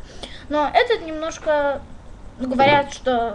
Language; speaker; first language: Russian; non-native, learner; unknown